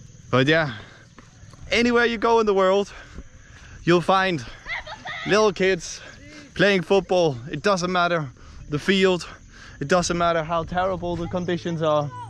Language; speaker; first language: English; non-native, fluent; Danish